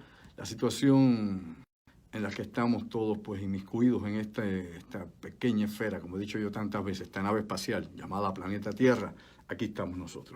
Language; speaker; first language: Spanish; native; Spanish